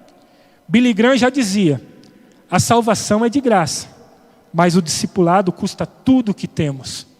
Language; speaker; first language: Portuguese; native; Portuguese